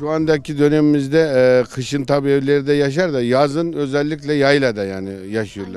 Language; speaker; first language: Turkish; non-native, local second language; Kyrgyz